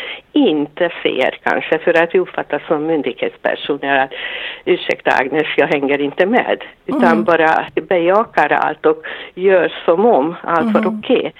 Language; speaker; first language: Swedish; non-native, fluent; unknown